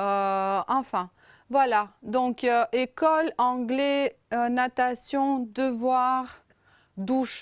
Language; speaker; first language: French; non-native, fluent; Romanian